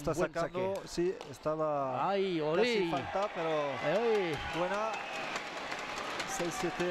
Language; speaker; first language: Spanish; non-native, fluent; French